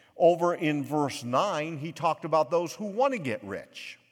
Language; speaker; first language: English; native; English